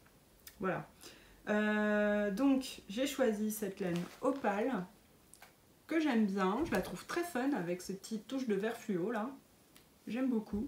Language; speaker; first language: French; native; French